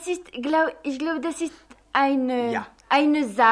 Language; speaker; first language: German; non-native, fluent; French